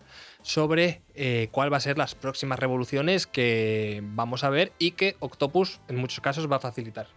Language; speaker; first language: Spanish; native; Spanish